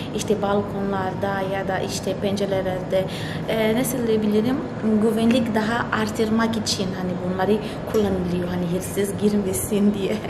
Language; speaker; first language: Turkish; non-native, fluent; Portuguese